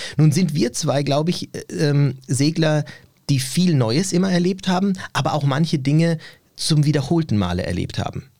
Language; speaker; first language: German; early bilingual, other home language; Turkish